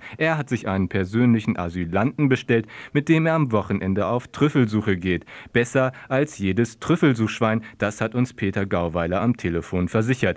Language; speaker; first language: German; native; German